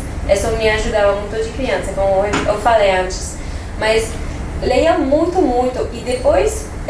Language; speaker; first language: Portuguese; non-native, fluent; French